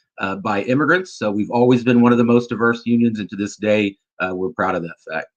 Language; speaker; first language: English; native; English